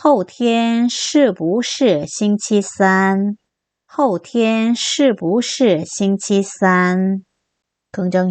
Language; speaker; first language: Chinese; non-native, fluent; Korean